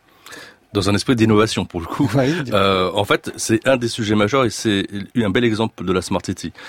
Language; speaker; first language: French; native; French